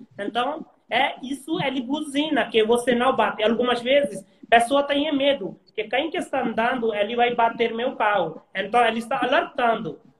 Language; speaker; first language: Portuguese; non-native, learner; Hindi